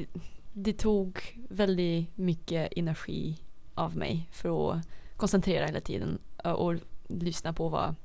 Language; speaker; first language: Swedish; non-native, fluent; Dutch